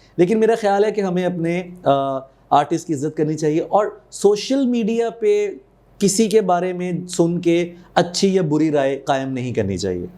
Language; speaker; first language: Urdu; non-native, local second language; Punjabi